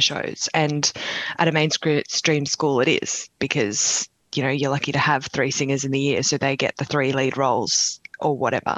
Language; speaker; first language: English; native; English